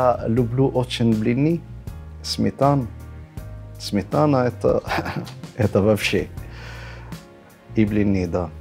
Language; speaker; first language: Russian; non-native, fluent; Arabic